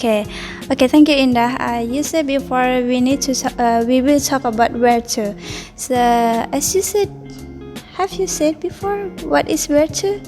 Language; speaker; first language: English; non-native, learner; Indonesian